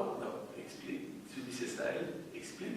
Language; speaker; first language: Spanish; non-native, fluent; French